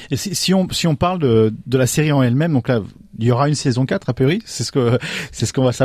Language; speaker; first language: French; native; French